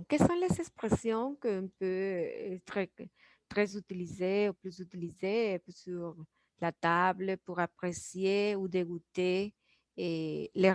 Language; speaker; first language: French; non-native, fluent; Spanish